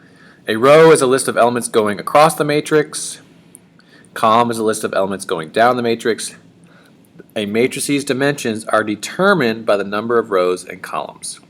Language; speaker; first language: English; native; English